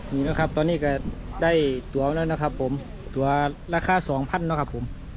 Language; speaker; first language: Thai; native; Thai